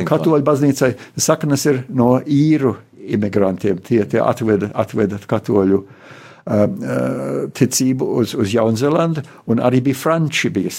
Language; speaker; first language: Latvian; early bilingual, heritage; Latvian